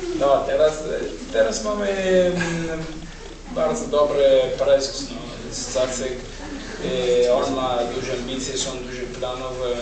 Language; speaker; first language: Polish; non-native, learner; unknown